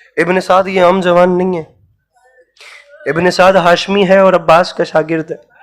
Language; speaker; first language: Urdu; non-native, local second language; Punjabi